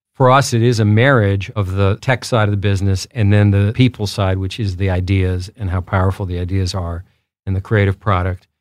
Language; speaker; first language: English; early bilingual, other home language; Spanish